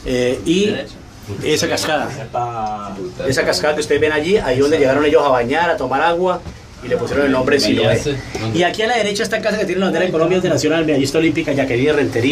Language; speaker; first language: Spanish; native; Spanish